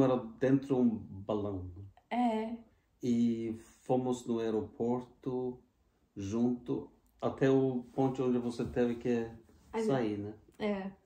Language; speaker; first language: Portuguese; non-native, fluent; Norwegian